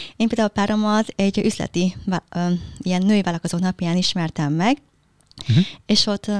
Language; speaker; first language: Hungarian; early bilingual, other home language; Vietnamese